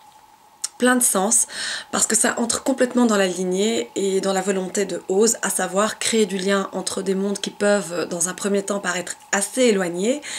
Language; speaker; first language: French; native; French